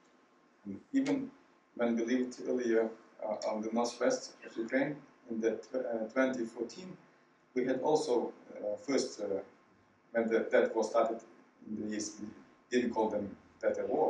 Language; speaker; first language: English; non-native, fluent; Ukrainian